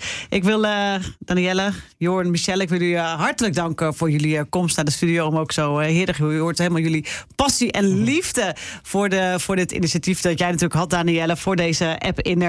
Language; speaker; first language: Dutch; native; Dutch